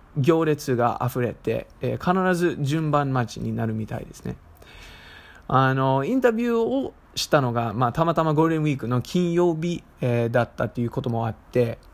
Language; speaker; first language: Japanese; non-native, fluent; English